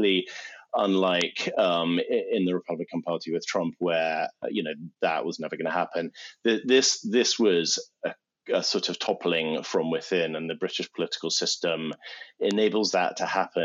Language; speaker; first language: English; native; English